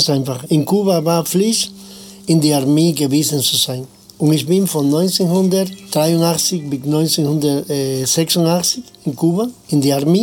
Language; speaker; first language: German; non-native, fluent; Spanish